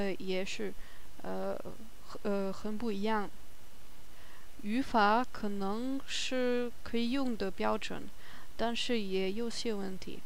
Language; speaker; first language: Chinese; non-native, learner; German